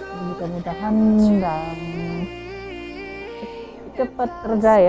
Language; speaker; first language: Indonesian; non-native, local second language; Javanese